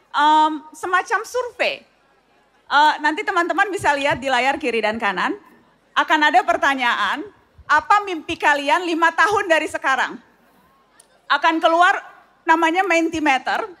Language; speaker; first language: Indonesian; native; Indonesian